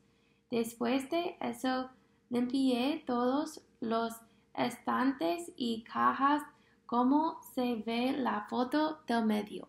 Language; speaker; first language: Spanish; non-native, fluent; English